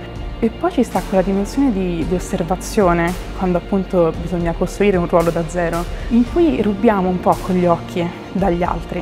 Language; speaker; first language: Italian; native; Italian